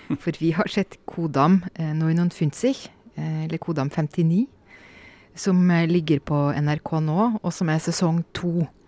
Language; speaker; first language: Norwegian; native; Norwegian